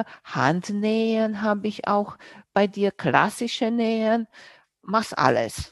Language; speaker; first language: German; non-native, fluent; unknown